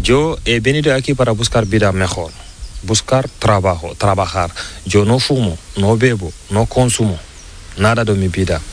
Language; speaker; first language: Spanish; non-native, learner; Fula